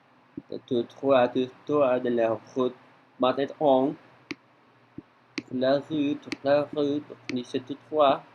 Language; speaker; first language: French; non-native, learner; Spanish